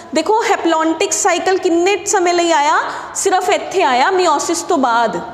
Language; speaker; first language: Hindi; non-native, local second language; Punjabi